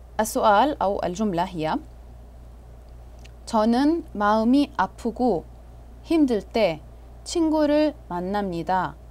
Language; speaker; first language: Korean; non-native, fluent; Arabic